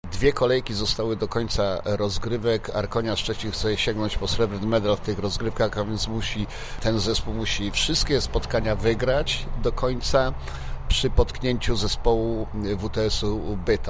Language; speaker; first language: Polish; native; Polish